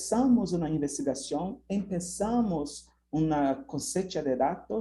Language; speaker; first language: Spanish; non-native, fluent; Portuguese